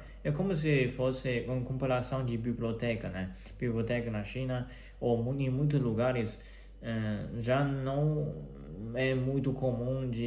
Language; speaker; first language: Portuguese; non-native, fluent; Chinese